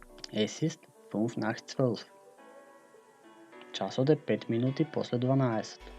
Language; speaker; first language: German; non-native, fluent; Macedonian